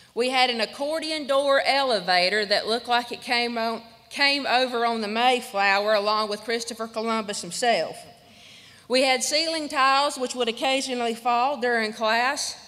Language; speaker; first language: English; native; English